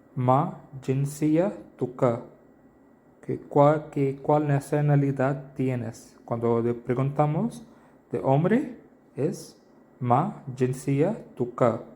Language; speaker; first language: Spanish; non-native, learner; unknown